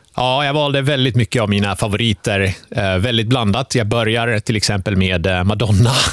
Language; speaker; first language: Swedish; native; Swedish